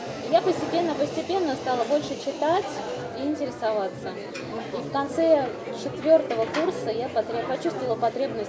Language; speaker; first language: Russian; native; Russian